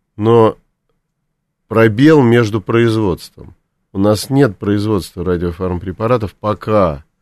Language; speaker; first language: Russian; native; Russian